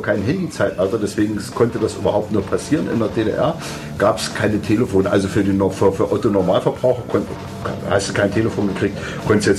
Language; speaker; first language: German; native; German